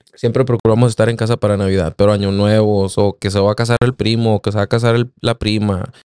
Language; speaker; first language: Spanish; native; Spanish